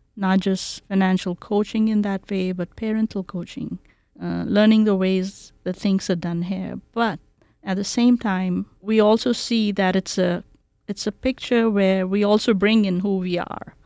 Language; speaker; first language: English; non-native, local second language; Bangla